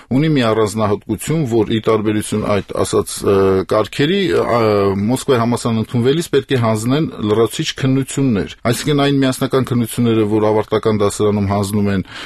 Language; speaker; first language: Armenian; native; Armenian